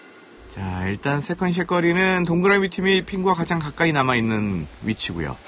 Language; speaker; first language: Korean; native; Korean